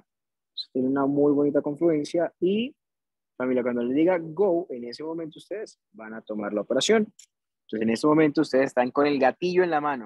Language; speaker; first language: Spanish; native; Spanish